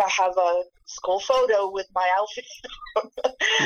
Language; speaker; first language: English; native; English